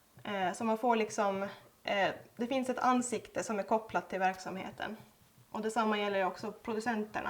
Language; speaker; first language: Swedish; native; Swedish